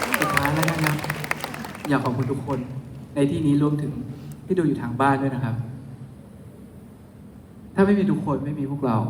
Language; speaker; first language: Thai; native; Thai